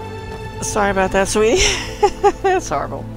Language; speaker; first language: English; native; English